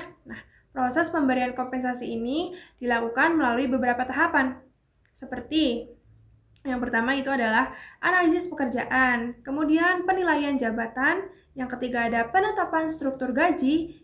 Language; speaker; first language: Indonesian; native; Indonesian